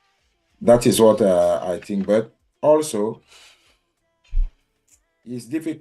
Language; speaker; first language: English; non-native, learner; French